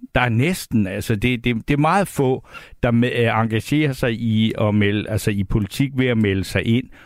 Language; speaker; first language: Danish; native; Danish